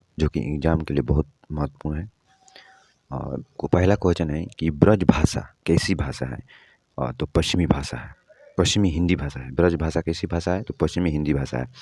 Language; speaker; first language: Hindi; native; Hindi